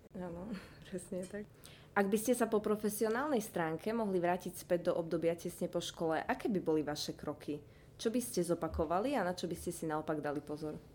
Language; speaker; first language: Slovak; native; Slovak